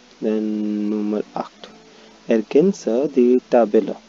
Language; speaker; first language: German; non-native, fluent; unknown